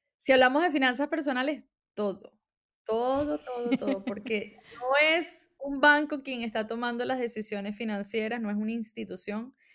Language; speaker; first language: Spanish; native; Spanish